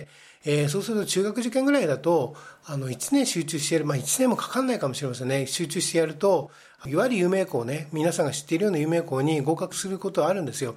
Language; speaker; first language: Japanese; native; Japanese